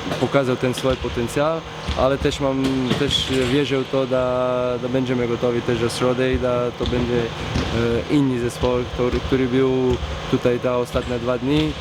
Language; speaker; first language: Polish; non-native, learner; Croatian